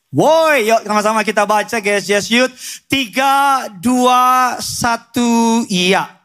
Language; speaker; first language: Indonesian; native; Indonesian